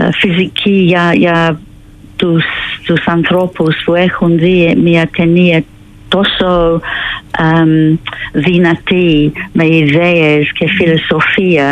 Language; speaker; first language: Greek; non-native, learner; English